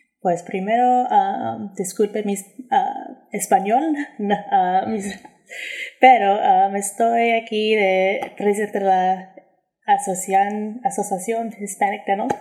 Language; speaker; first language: Spanish; early bilingual, heritage; English